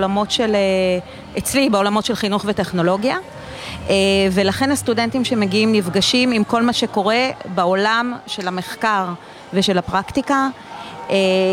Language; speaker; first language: Hebrew; native; Hebrew